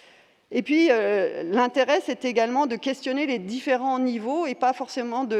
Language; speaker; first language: French; native; French